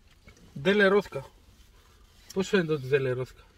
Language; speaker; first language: Greek; native; Greek